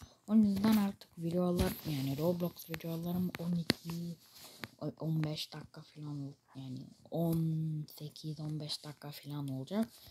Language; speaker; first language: Turkish; early bilingual, heritage; Turkish